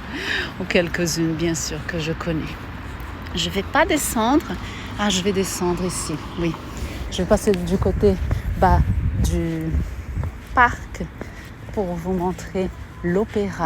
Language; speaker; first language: French; non-native, fluent; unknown